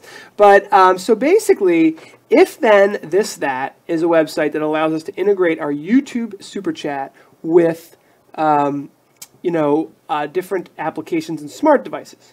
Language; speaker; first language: English; native; English